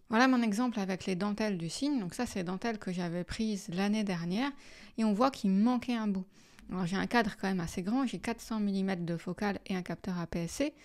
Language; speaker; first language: French; native; French